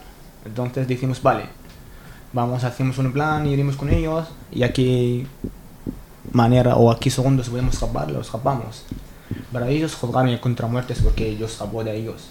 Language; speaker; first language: Spanish; non-native, learner; Arabic